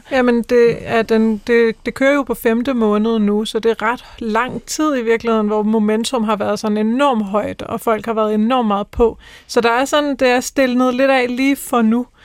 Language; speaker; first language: Danish; native; Danish